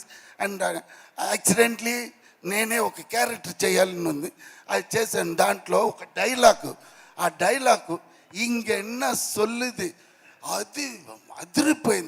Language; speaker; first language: Telugu; non-native, fluent; Tamil